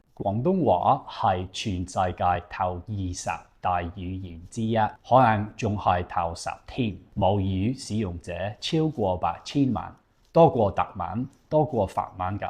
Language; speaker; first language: Cantonese; non-native, fluent; English